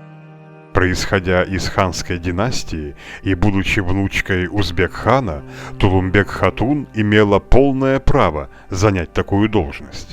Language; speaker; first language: Russian; native; Russian